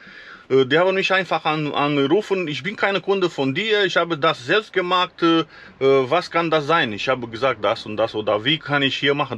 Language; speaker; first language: German; non-native, fluent; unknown